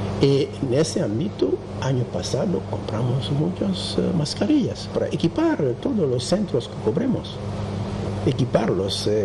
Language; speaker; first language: Spanish; non-native, fluent; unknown